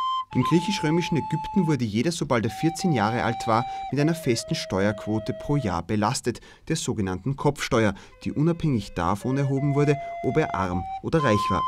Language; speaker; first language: German; native; German